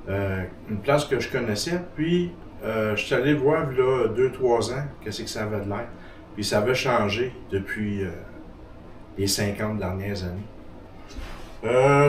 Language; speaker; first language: French; native; French